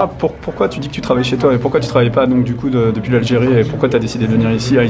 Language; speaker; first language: French; native; French